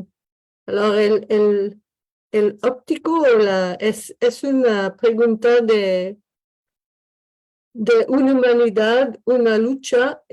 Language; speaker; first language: Spanish; non-native, learner; French